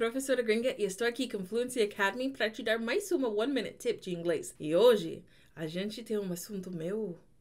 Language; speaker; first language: Portuguese; non-native, fluent; English